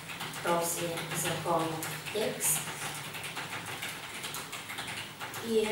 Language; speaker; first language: Bulgarian; native; Bulgarian